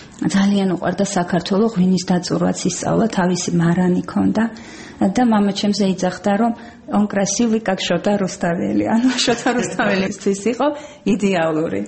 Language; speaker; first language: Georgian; native; Georgian